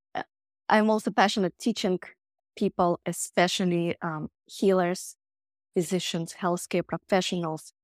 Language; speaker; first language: English; non-native, fluent; Russian